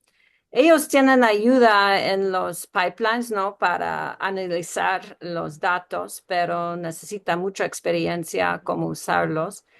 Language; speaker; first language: Spanish; early bilingual, heritage; Spanish